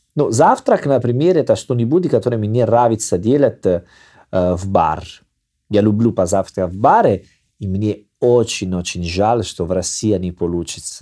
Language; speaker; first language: Russian; non-native, learner; Italian